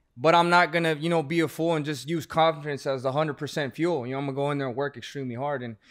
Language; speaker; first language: English; native; English